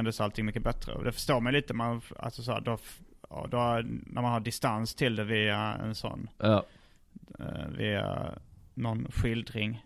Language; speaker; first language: Swedish; native; Swedish